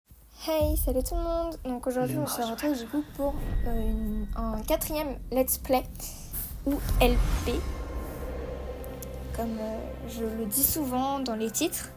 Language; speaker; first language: French; native; French